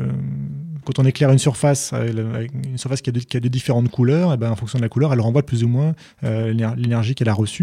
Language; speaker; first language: French; native; French